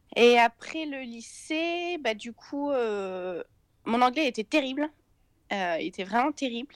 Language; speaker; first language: French; native; French